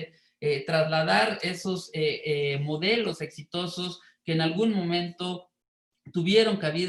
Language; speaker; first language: Spanish; native; Spanish